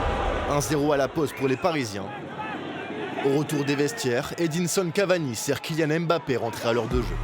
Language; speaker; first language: French; native; French